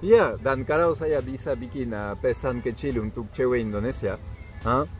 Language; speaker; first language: Indonesian; non-native, fluent; French